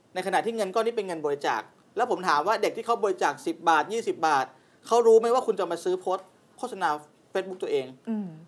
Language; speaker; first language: Thai; native; Thai